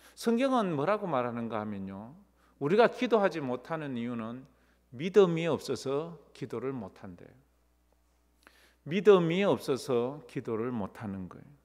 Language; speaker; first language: Korean; native; Korean